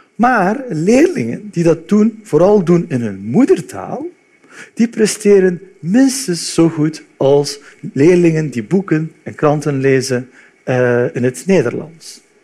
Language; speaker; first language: Dutch; early bilingual, other home language; Turkish